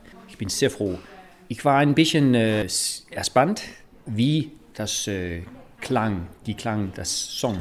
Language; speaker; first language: German; non-native, learner; Danish